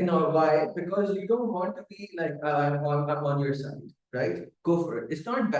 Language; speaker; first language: English; non-native, local second language; Urdu